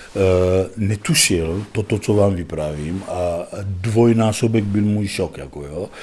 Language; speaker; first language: Czech; non-native, fluent; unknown